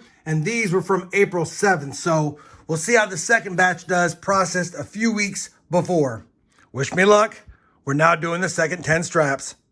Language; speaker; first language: English; native; English